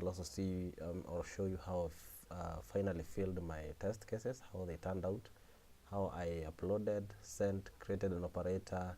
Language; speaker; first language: English; non-native, local second language; Swahili